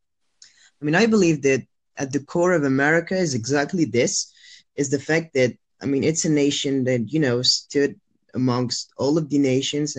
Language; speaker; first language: English; non-native, fluent; French